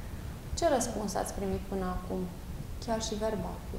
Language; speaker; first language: Romanian; native; Romanian